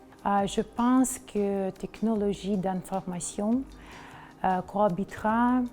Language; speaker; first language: French; non-native, fluent; Russian